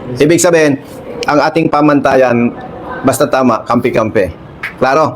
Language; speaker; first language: Filipino; native; Filipino